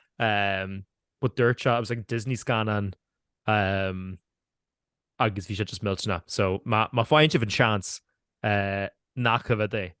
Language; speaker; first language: Irish; native; Irish